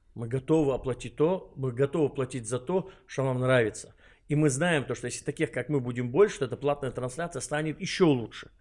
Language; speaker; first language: Russian; non-native, local second language; Chechen